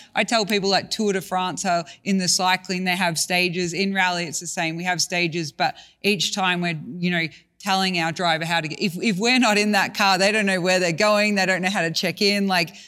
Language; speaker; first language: English; native; English